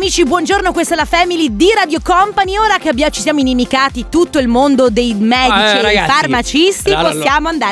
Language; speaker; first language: Italian; native; Italian